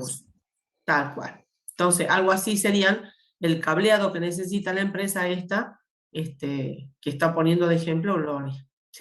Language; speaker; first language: Spanish; native; Spanish